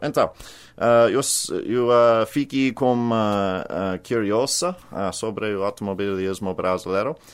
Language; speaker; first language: Portuguese; non-native, learner; English